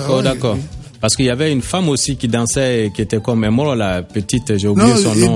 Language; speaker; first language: French; non-native, local second language; Bambara